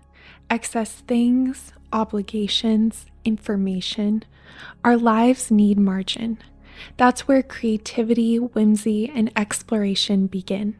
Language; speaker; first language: English; native; English